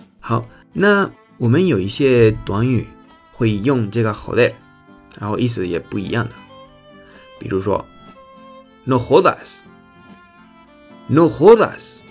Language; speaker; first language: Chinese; non-native, fluent; Spanish